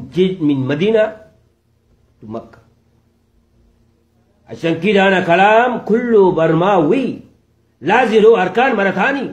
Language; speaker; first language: Arabic; non-native, learner; Rohingya